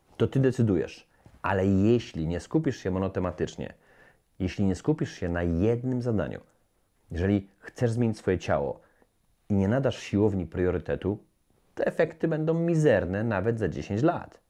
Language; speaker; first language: Polish; native; Polish